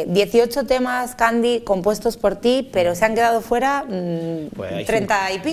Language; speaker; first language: Spanish; native; Spanish